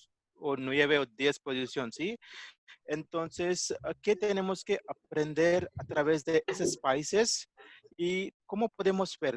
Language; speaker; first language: Spanish; non-native, learner; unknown